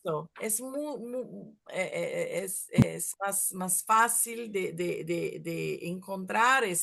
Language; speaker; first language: Spanish; non-native, fluent; Portuguese